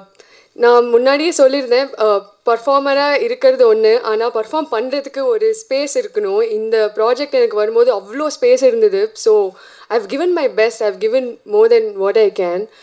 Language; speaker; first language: Tamil; non-native, local second language; Telugu